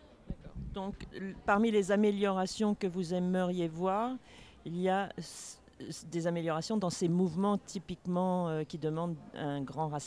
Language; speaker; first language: French; native; French